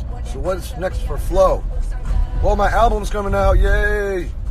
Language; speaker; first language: English; early bilingual, other home language; Korean